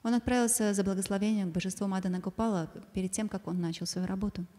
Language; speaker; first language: Russian; native; Russian